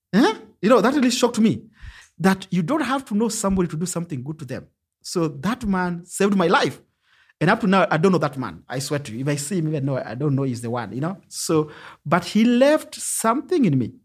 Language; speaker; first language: English; non-native, local second language; Luo (Kenya and Tanzania)